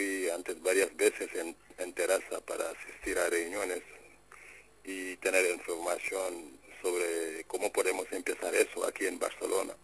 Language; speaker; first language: Spanish; non-native, fluent; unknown